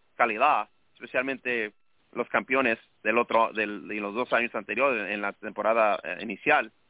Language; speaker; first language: Spanish; early bilingual, other home language; English